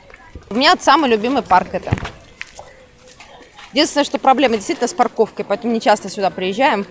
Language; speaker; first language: Russian; native; Russian